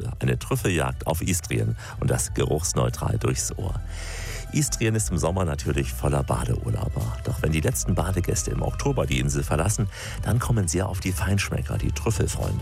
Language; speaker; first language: German; native; German